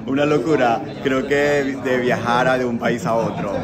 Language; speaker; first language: Spanish; native; Spanish